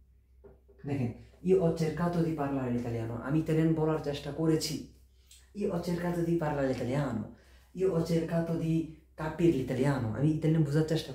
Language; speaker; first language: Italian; non-native, fluent; Bangla